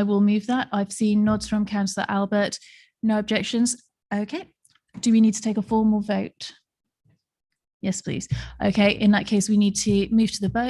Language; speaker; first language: English; native; English